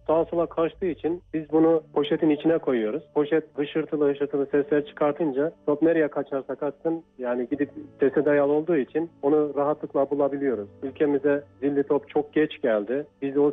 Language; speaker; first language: Turkish; native; Turkish